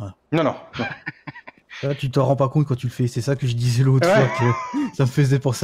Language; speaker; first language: French; native; French